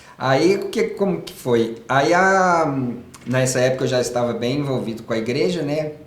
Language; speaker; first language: Portuguese; native; Portuguese